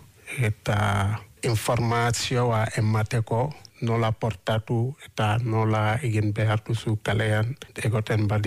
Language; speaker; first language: Basque; non-native, learner; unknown